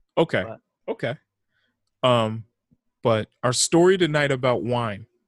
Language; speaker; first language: English; native; English